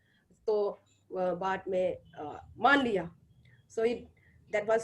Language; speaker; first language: Hindi; non-native, local second language; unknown